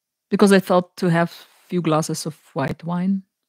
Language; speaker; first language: English; non-native, fluent; Ukrainian